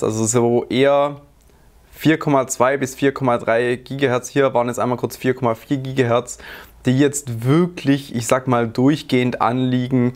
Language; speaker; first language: German; native; German